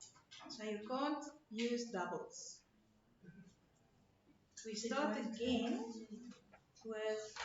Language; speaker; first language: English; non-native, local second language; Afrikaans